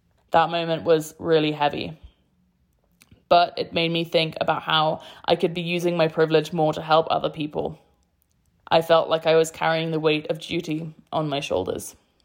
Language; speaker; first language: English; native; English